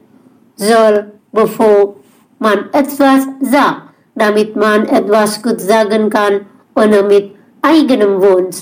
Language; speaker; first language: German; non-native, learner; Indonesian